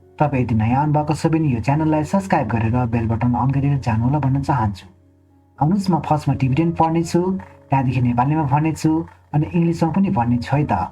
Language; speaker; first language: Nepali; non-native, local second language; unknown